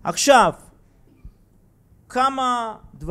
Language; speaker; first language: Hebrew; non-native, fluent; Russian